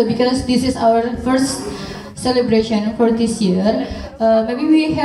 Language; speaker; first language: English; non-native, fluent; Indonesian